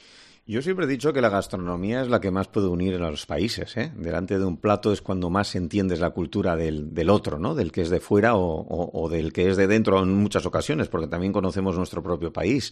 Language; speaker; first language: Spanish; native; Spanish